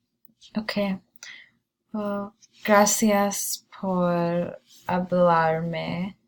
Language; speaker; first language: Spanish; non-native, learner; English